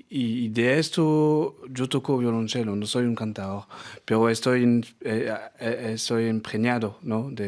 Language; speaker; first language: Spanish; non-native, learner; French